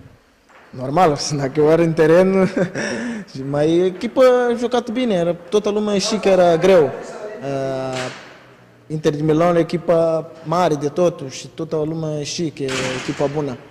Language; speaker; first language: Romanian; non-native, learner; Portuguese